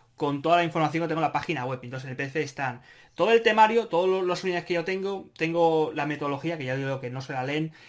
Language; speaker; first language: Spanish; native; Spanish